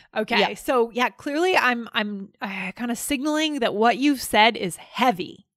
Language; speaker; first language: English; native; English